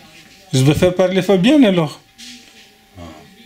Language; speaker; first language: French; native; French